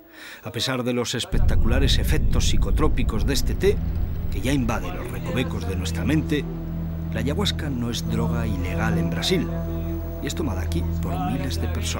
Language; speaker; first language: Spanish; native; Spanish